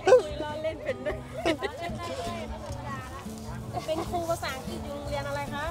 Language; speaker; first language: Thai; native; Thai